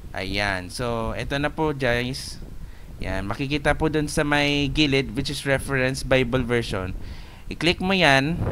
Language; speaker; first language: Filipino; non-native, local second language; Hiligaynon